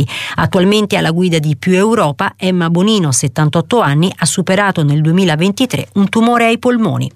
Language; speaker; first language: Italian; native; Italian